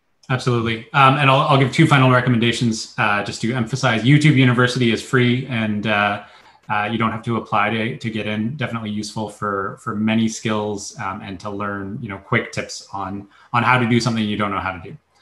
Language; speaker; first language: English; native; English